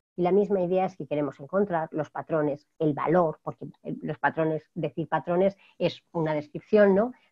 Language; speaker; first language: Spanish; native; Spanish